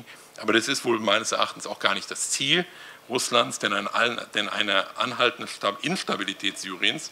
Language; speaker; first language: German; native; German